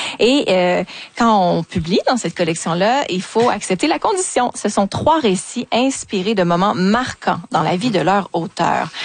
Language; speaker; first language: French; native; French